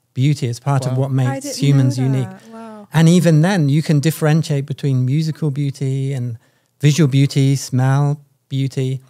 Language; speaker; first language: English; native; English